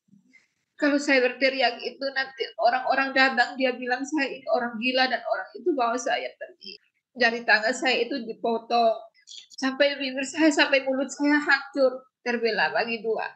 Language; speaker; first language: Indonesian; non-native, local second language; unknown